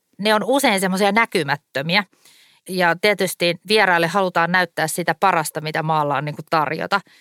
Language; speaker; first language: Finnish; native; Finnish